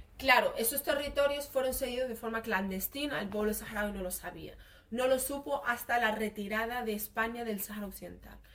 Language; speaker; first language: Spanish; early bilingual, other home language; Arabic